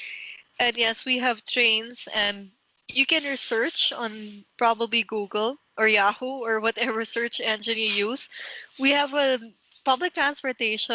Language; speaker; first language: English; non-native, local second language; Filipino